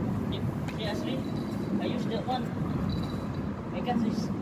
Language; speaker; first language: English; non-native, learner; Filipino